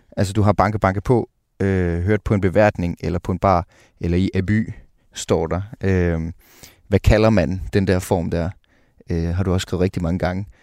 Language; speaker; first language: Danish; native; Danish